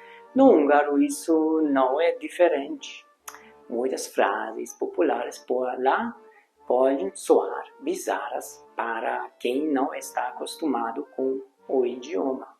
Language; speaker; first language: Portuguese; non-native, fluent; Hungarian